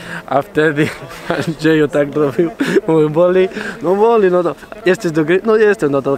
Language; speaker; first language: Polish; non-native, fluent; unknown